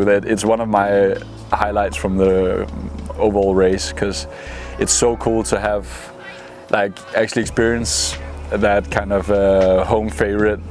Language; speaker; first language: English; non-native, fluent; Danish